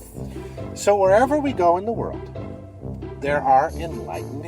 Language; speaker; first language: English; native; English